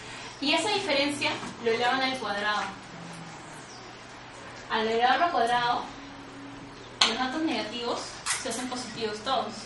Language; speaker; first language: Spanish; native; Spanish